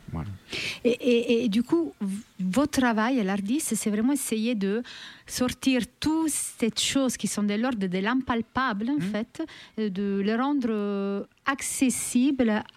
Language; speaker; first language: French; native; French